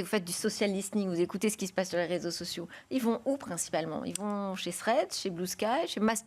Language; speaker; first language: French; native; French